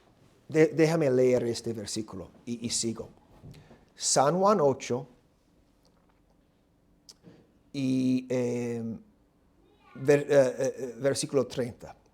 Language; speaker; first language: Spanish; non-native, fluent; English